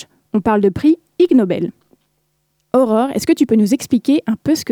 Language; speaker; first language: French; native; French